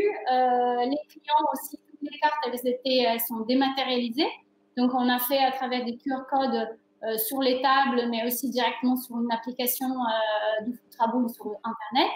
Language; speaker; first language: French; non-native, fluent; Portuguese